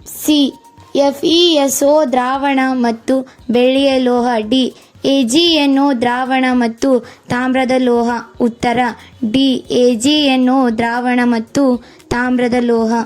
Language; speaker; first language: Kannada; native; Kannada